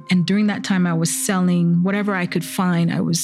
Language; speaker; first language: English; native; English